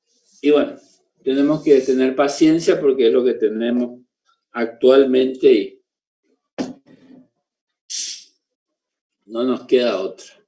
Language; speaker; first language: Spanish; native; Spanish